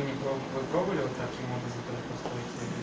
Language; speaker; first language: Russian; native; Russian